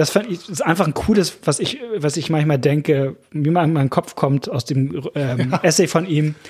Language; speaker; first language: German; native; German